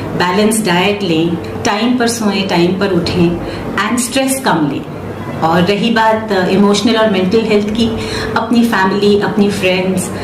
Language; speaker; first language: Hindi; native; Hindi